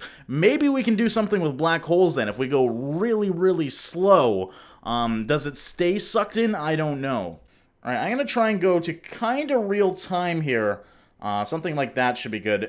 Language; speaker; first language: English; native; English